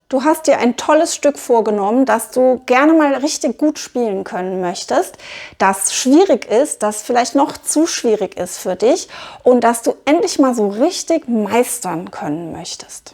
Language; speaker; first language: German; native; German